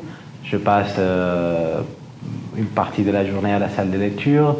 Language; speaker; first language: French; non-native, fluent; Spanish